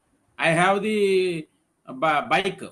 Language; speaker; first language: English; non-native, learner; Telugu